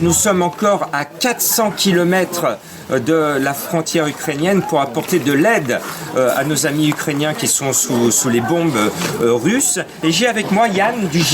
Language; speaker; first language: French; native; French